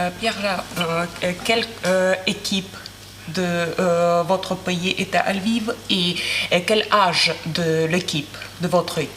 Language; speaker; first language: French; non-native, learner; Ukrainian